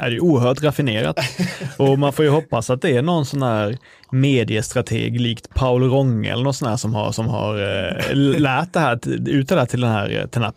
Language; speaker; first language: Swedish; native; Swedish